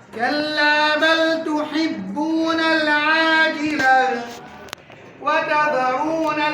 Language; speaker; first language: Arabic; native; Arabic